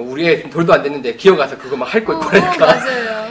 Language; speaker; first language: Korean; native; Korean